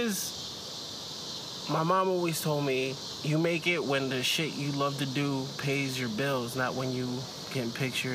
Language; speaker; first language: English; early bilingual, other home language; Spanish